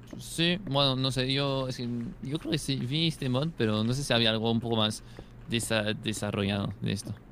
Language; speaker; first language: Spanish; non-native, fluent; French